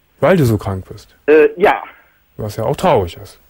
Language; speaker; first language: German; native; German